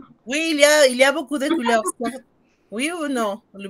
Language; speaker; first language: French; non-native, fluent; Spanish